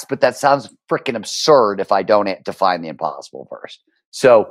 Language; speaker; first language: English; native; English